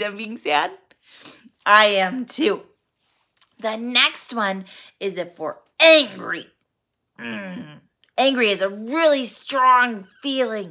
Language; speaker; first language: English; native; English